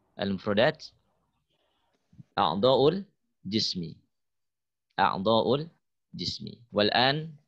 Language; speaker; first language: Arabic; non-native, fluent; Indonesian